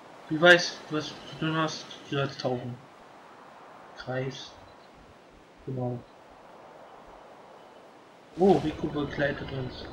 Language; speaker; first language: German; native; German